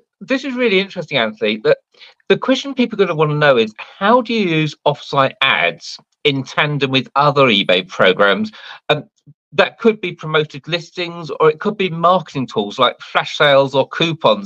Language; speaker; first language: English; native; English